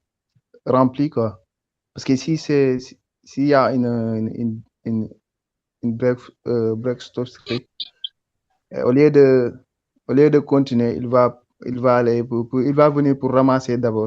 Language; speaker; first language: French; non-native, learner; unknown